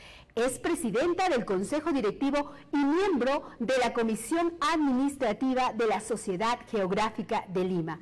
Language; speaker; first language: Spanish; native; Spanish